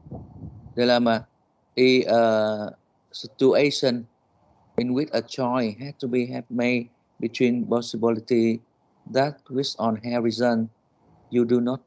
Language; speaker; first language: English; non-native, learner; Vietnamese